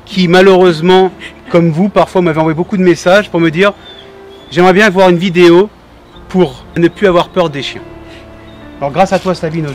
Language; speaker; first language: French; native; French